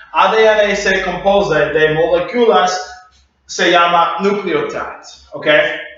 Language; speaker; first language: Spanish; non-native, learner; English